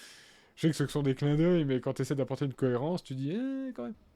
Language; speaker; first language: French; native; French